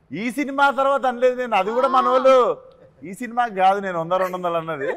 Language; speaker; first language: Telugu; native; Telugu